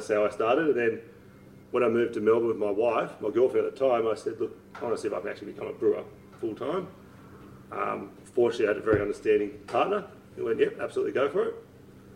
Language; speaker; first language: English; native; English